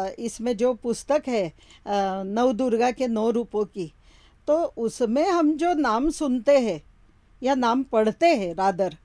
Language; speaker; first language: Hindi; non-native, local second language; Marathi